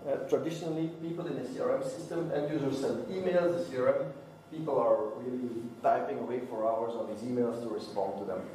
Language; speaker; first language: English; non-native, fluent; Dutch